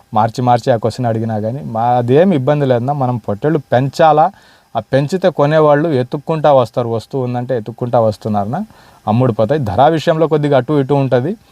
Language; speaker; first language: Telugu; non-native, local second language; Urdu